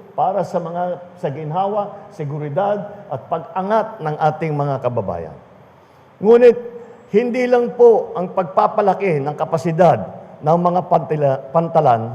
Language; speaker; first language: Filipino; native; Filipino